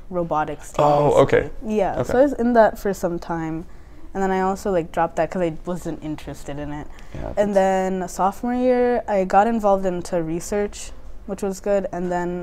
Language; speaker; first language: English; native; English